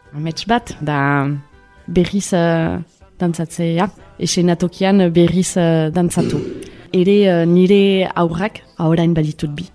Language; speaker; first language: Basque; early bilingual, other home language; Spanish